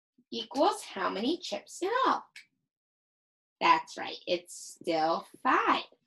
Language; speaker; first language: English; native; English